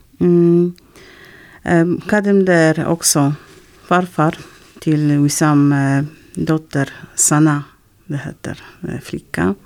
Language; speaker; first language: Swedish; non-native, learner; Arabic